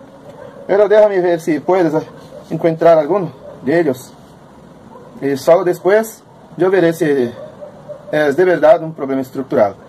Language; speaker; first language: Spanish; non-native, learner; Portuguese